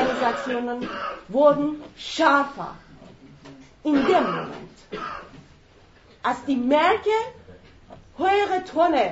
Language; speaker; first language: German; non-native, fluent; Persian